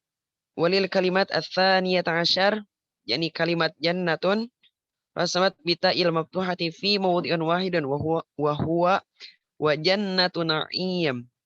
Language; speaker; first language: Arabic; non-native, learner; Indonesian